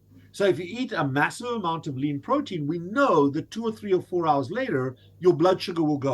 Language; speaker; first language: English; native; English